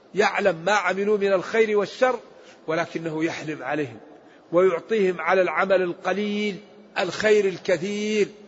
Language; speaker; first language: Arabic; native; Arabic